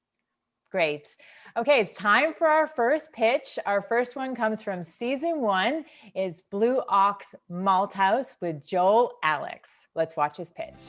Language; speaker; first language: English; native; English